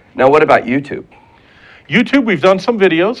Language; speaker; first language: English; native; English